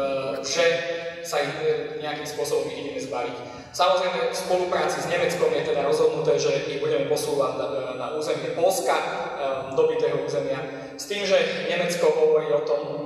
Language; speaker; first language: Slovak; native; Slovak